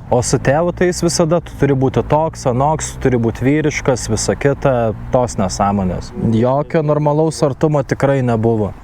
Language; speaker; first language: Lithuanian; non-native, local second language; Russian